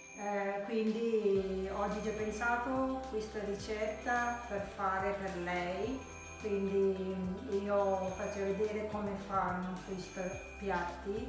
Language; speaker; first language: Italian; non-native, learner; Tamil